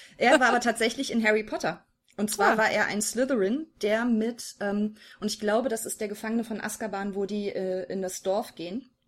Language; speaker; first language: German; native; German